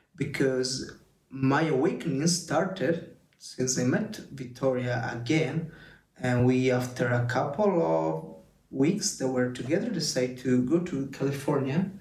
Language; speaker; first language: English; non-native, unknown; Italian